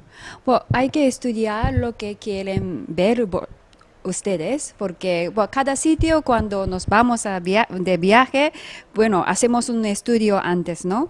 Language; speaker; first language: Spanish; non-native, fluent; Japanese